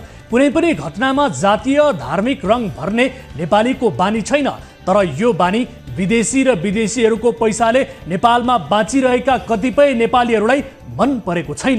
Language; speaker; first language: Nepali; native; Nepali